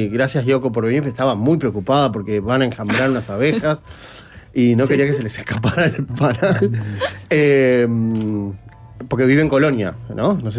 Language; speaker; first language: Spanish; native; Spanish